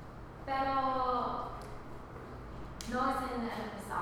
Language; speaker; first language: Spanish; non-native, learner; English